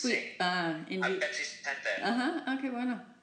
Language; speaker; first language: Spanish; non-native, learner; English